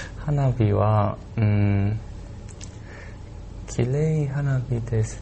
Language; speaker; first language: Japanese; non-native, learner; Chinese